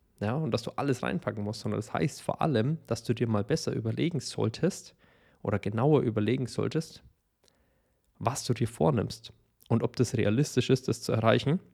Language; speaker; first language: German; native; German